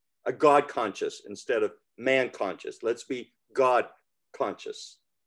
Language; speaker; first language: English; native; English